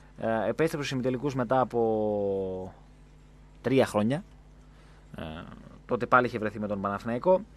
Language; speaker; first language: Greek; native; Greek